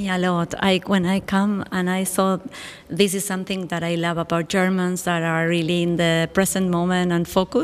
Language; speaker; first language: English; non-native, fluent; Spanish